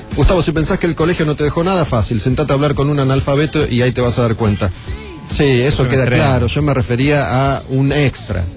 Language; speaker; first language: Spanish; native; Spanish